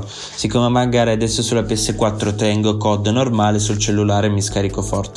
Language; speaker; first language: Italian; native; Italian